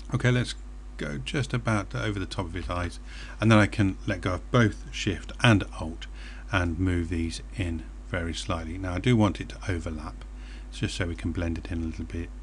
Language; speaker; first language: English; native; English